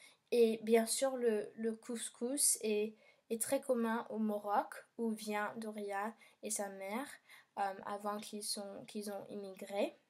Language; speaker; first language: French; non-native, learner; English